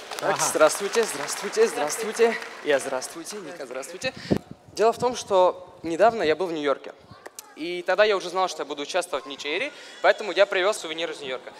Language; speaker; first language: Russian; native; Russian